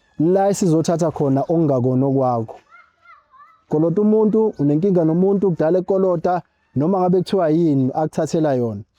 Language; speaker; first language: Zulu; native; Zulu